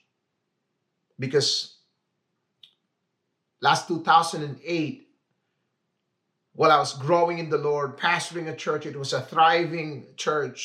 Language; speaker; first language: English; non-native, local second language; Filipino